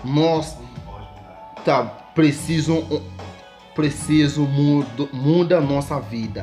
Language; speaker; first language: Portuguese; non-native, learner; Haitian Creole